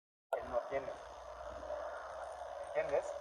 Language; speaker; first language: Spanish; non-native, learner; English